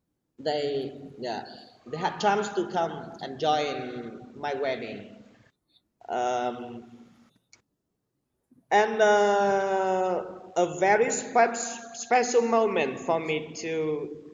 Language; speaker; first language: English; non-native, learner; Vietnamese